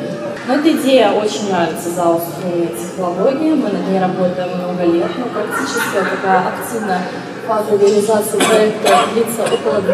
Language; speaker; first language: Russian; native; Russian